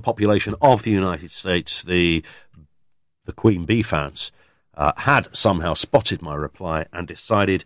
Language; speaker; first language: English; native; English